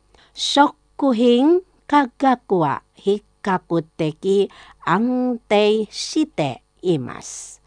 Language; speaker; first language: Japanese; non-native, fluent; Indonesian